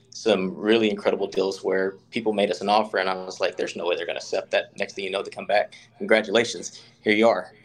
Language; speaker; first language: English; native; English